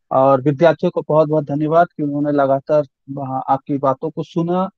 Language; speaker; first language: Hindi; native; Hindi